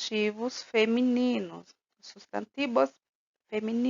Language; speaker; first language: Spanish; non-native, fluent; Portuguese